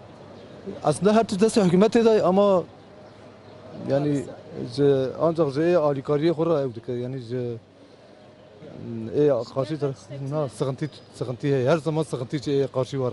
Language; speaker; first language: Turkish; non-native, local second language; Kurdish